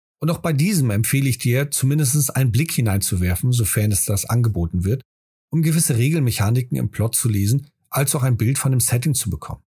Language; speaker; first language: German; native; German